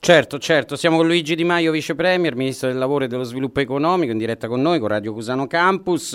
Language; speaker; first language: Italian; native; Italian